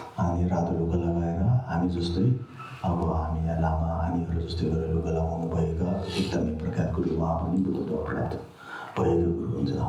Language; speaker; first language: Nepali; non-native, local second language; Tibetan